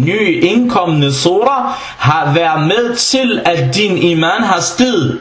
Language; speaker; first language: Danish; non-native, fluent; Arabic